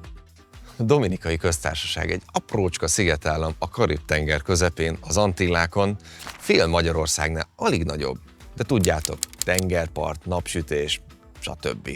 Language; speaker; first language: Hungarian; native; Hungarian